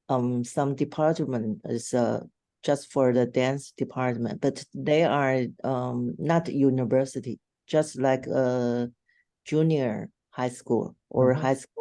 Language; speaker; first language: English; non-native, learner; Chinese